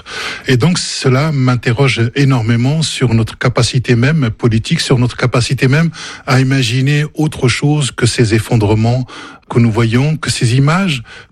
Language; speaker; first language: French; non-native, local second language; Arabic